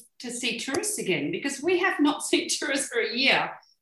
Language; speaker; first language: English; native; English